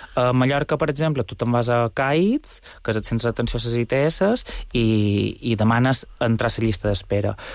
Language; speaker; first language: Catalan; native; Catalan